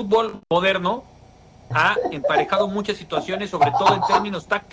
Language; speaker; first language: Spanish; native; Spanish